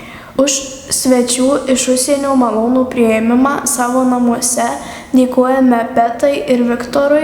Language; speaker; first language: Lithuanian; native; Lithuanian